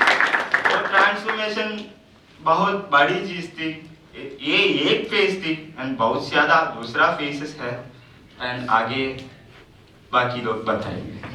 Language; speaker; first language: Hindi; non-native, local second language; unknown